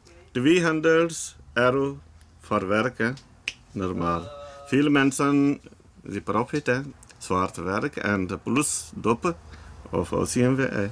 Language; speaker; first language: Dutch; non-native, learner; Punjabi